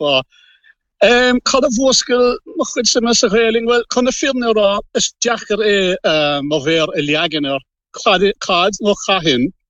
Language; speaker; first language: Irish; non-native, local second language; English